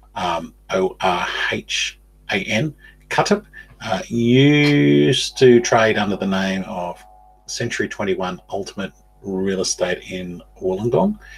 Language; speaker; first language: English; native; English